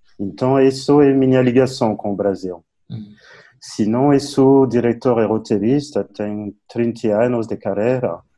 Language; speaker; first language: Portuguese; non-native, fluent; French